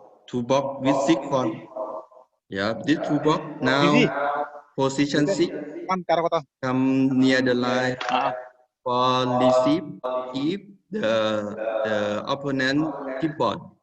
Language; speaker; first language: English; non-native, learner; Thai